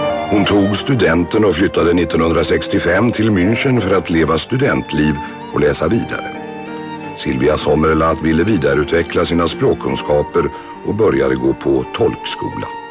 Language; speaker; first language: Swedish; native; Swedish